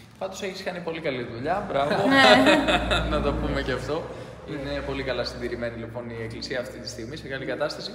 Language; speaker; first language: Greek; native; Greek